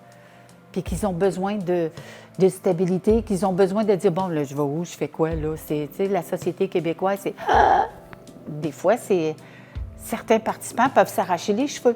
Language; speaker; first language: French; native; French